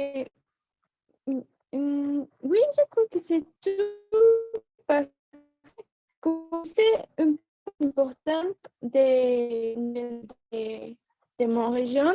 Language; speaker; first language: French; non-native, learner; Spanish